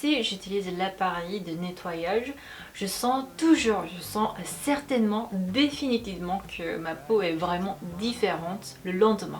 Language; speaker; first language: French; non-native, fluent; Korean